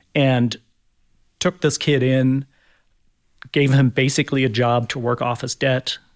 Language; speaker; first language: English; non-native, fluent; German